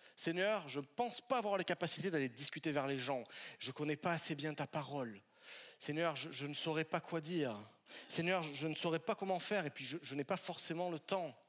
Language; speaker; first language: French; native; French